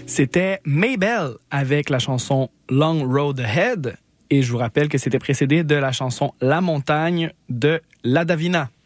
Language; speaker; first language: French; native; French